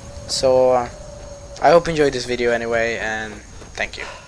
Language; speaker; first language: English; non-native, fluent; Swedish